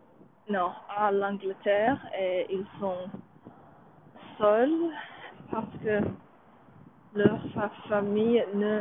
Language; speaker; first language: French; non-native, learner; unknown